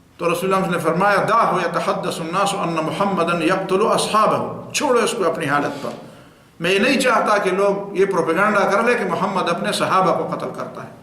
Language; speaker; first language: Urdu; non-native, local second language; Pashto